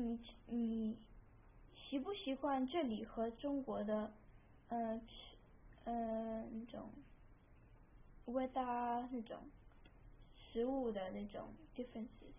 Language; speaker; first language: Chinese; early bilingual, heritage; Chinese